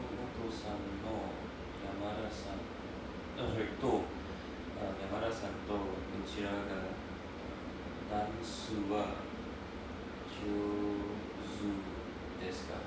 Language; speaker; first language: Japanese; non-native, learner; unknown